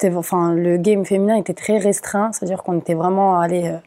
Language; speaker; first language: French; native; French